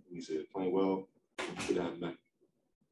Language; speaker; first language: English; native; English